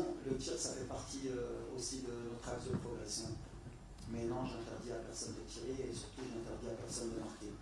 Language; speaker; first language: French; native; French